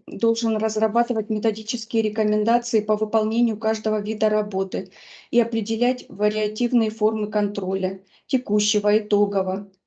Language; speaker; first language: Russian; native; Russian